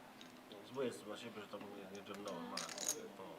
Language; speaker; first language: Polish; native; Polish